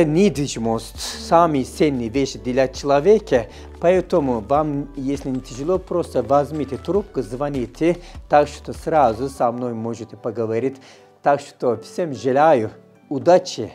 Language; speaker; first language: Russian; non-native, fluent; Turkish